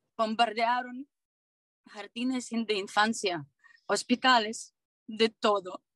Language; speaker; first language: Spanish; non-native, learner; Ukrainian